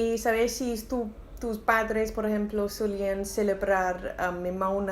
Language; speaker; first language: Spanish; non-native, learner; English